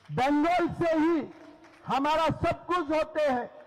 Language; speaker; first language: Hindi; non-native, local second language; Assamese